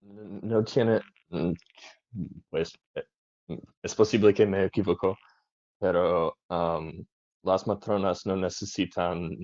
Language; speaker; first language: Spanish; non-native, learner; English